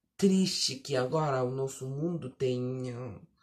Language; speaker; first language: Portuguese; early bilingual, heritage; Portuguese